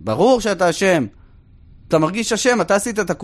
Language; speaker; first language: Hebrew; native; Hebrew